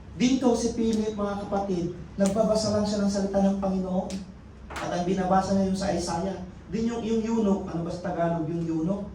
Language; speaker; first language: Filipino; non-native, local second language; Iloko